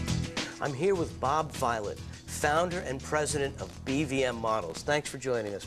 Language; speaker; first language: English; native; English